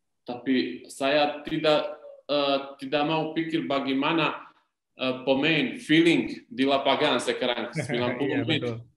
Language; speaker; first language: Indonesian; non-native, learner; Serbian